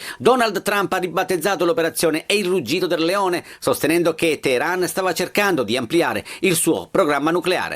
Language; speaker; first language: Italian; native; Italian